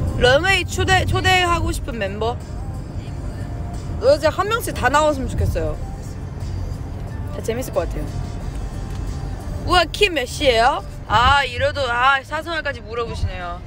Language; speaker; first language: Korean; non-native, fluent; Chinese